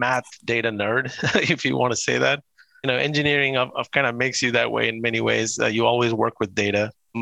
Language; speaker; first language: English; non-native, local second language; Tamil